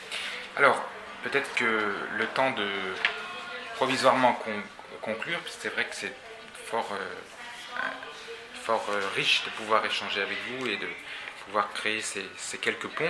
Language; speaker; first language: French; native; French